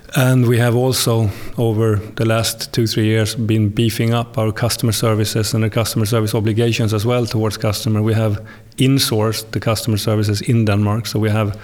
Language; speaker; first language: English; non-native, fluent; Swedish